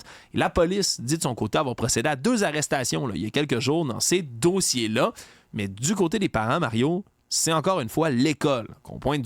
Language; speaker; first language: French; native; French